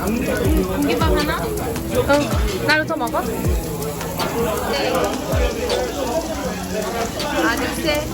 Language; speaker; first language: Korean; non-native, fluent; Mongolian